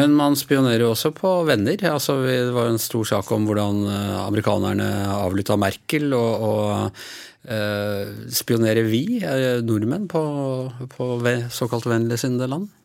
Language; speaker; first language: Norwegian; native; Norwegian